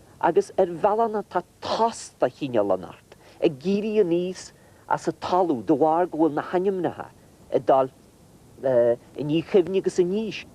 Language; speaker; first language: Irish; native; Irish